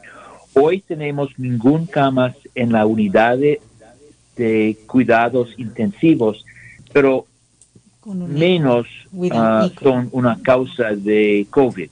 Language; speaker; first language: Spanish; non-native, learner; English